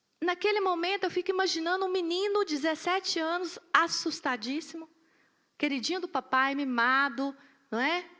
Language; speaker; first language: Portuguese; native; Portuguese